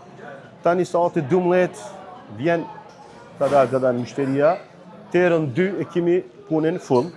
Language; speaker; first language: Albanian; early bilingual, heritage; Albanian